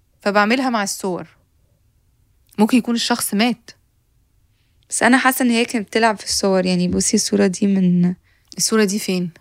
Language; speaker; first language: Arabic; native; Arabic